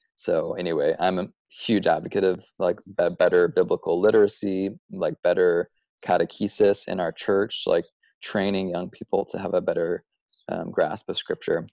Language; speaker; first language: English; native; English